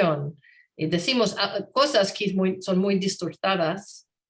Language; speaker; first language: Spanish; non-native, learner; English